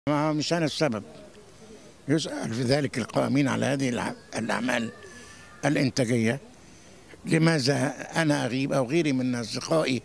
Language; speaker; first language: Arabic; native; Arabic